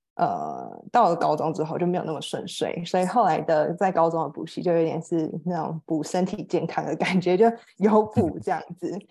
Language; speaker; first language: Chinese; native; Chinese